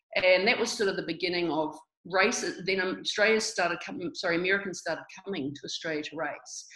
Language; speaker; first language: English; native; English